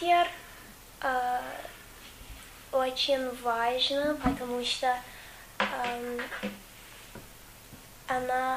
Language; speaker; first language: Russian; non-native, fluent; English